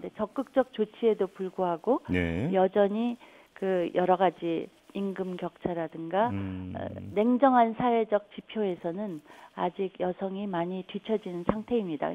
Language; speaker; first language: Korean; native; Korean